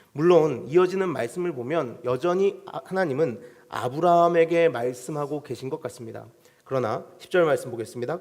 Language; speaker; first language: Korean; native; Korean